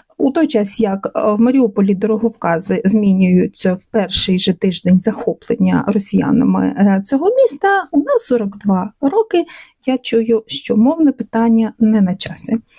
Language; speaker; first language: Ukrainian; non-native, local second language; Russian